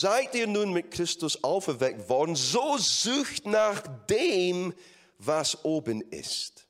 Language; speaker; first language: German; non-native, fluent; English